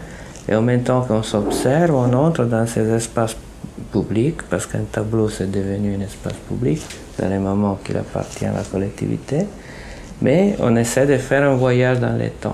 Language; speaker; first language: French; non-native, fluent; Italian